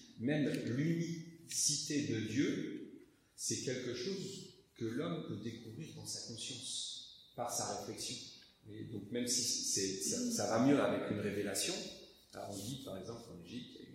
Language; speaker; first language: French; native; French